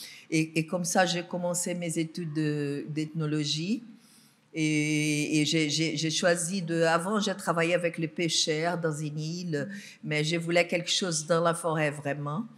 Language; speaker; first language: French; non-native, fluent; Portuguese